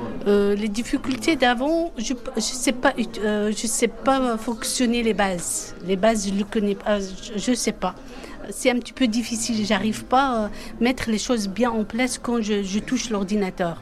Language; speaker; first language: French; non-native, fluent; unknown